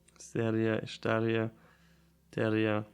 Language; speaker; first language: Portuguese; non-native, learner; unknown